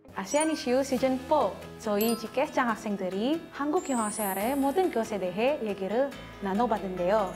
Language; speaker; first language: Korean; non-native, fluent; Indonesian